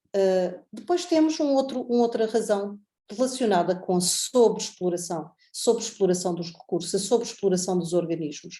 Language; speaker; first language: Portuguese; native; Portuguese